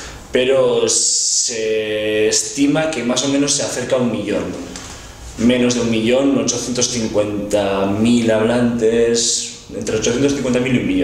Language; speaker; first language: Spanish; non-native, local second language; Basque